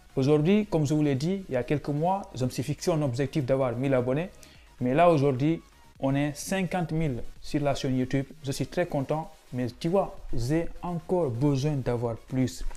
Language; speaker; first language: French; non-native, local second language; Wolof